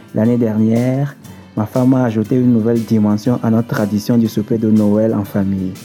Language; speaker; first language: French; non-native, local second language; Ewe